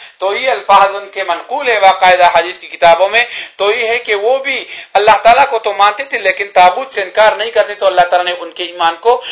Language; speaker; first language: Urdu; non-native, local second language; Pashto